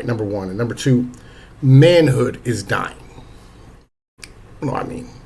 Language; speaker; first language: English; native; English